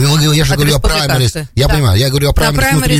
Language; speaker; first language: Russian; native; Russian